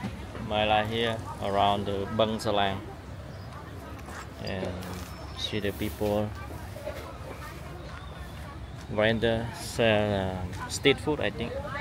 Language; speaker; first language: English; non-native, learner; Khmer